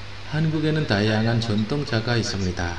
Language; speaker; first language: Korean; non-native, fluent; Indonesian